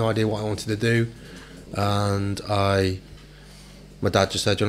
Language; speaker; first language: English; native; English